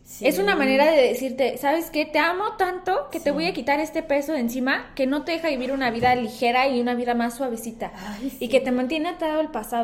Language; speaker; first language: Spanish; native; Spanish